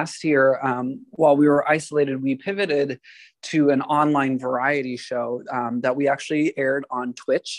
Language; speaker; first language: English; native; English